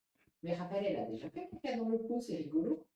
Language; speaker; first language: French; native; French